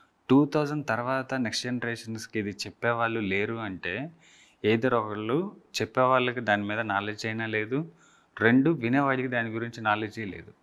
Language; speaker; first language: Telugu; native; Telugu